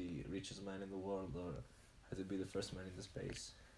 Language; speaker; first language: English; non-native, fluent; Italian